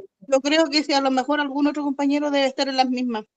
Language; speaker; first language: Spanish; native; Spanish